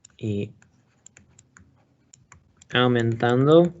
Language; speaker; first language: Spanish; non-native, learner; English